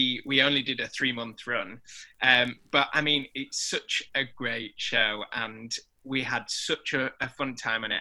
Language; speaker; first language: English; native; English